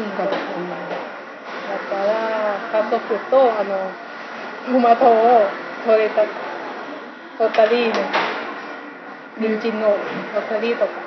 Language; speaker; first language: Japanese; non-native, learner; Thai